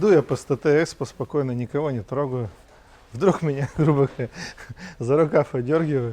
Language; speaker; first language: Russian; native; Russian